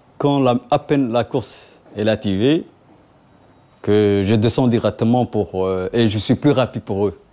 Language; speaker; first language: French; non-native, local second language; Somali